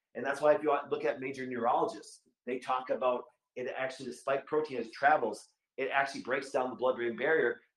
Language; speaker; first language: English; native; English